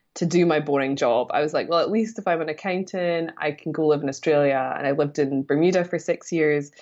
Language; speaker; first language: English; native; English